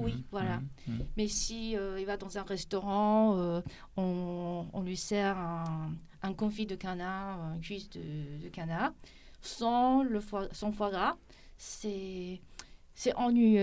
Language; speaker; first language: French; non-native, fluent; Chinese